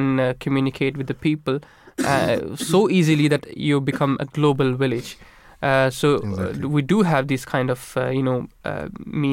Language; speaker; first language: English; non-native, local second language; Urdu